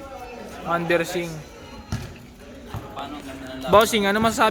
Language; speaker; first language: Filipino; non-native, local second language; Bikol